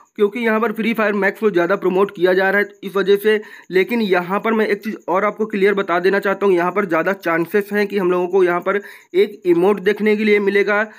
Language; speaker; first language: Hindi; native; Hindi